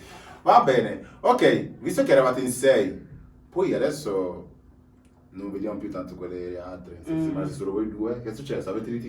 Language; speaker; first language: Italian; native; Italian